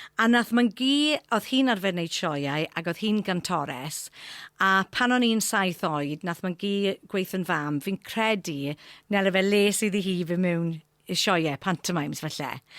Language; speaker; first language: Welsh; non-native, local second language; English